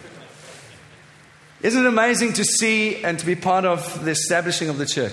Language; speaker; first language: English; native; English